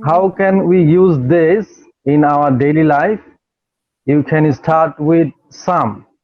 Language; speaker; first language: English; non-native, learner; Bangla